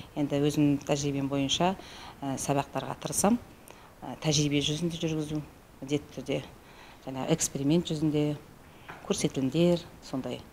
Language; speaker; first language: Kazakh; native; Kazakh